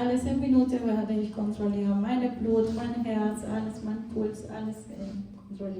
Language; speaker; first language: German; non-native, fluent; Portuguese